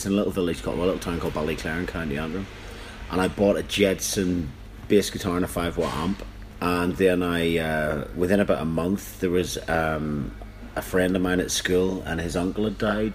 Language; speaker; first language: English; native; English